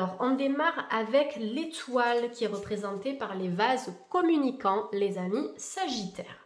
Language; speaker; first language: French; native; French